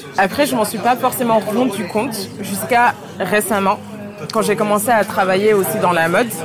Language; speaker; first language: French; early bilingual, other home language; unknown